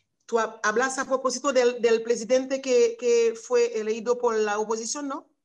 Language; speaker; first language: Spanish; non-native, learner; Haitian Creole